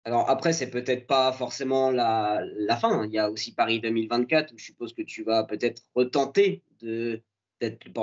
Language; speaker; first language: French; native; French